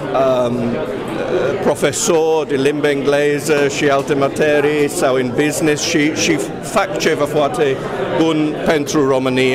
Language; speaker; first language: Romanian; non-native, fluent; English